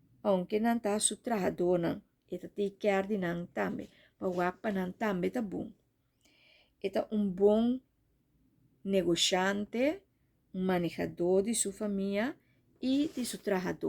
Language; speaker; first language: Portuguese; non-native, learner; Papiamento